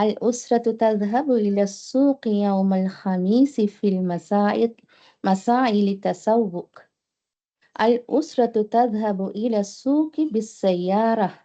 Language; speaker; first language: Arabic; non-native, learner; Tamil